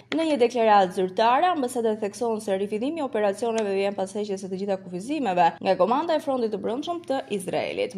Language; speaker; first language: Albanian; native; Albanian